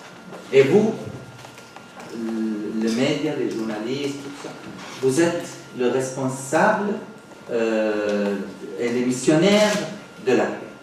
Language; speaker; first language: French; non-native, fluent; Arabic